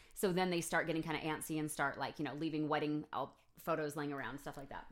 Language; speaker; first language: English; native; English